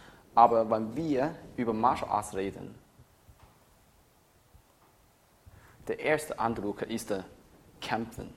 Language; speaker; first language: German; non-native, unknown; Chinese